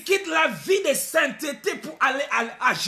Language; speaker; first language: French; non-native, local second language; Lingala